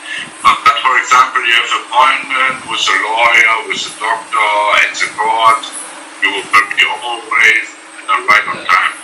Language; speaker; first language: English; non-native, fluent; German